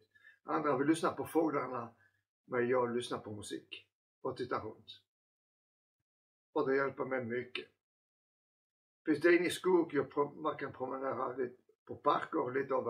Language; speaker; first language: Swedish; non-native, fluent; French